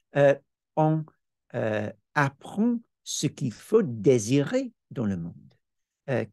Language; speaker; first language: French; non-native, fluent; English